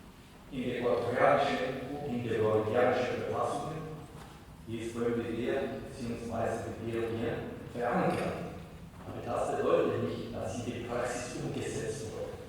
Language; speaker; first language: German; non-native, fluent; Spanish